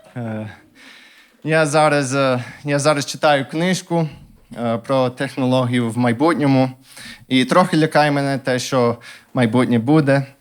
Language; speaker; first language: Ukrainian; non-native, fluent; English